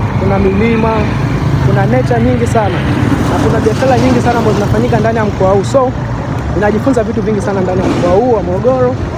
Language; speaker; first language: Swahili; native; Swahili